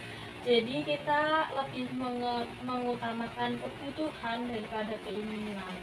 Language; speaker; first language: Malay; non-native, local second language; Javanese